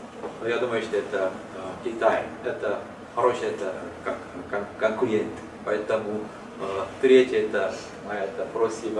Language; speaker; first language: Russian; non-native, learner; Korean